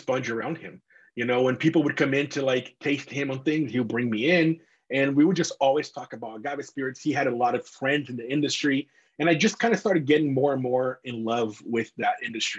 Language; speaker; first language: English; non-native, fluent; Portuguese